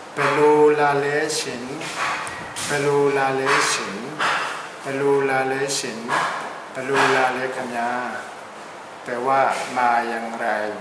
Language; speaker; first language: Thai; non-native, fluent; Burmese